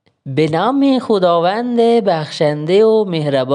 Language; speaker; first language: Persian; non-native, learner; Urdu